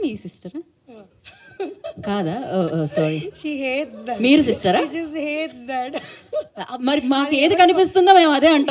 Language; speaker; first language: Telugu; native; Telugu